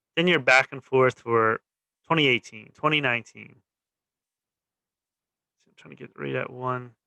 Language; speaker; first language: English; native; English